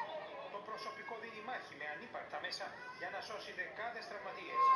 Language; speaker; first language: Greek; native; Greek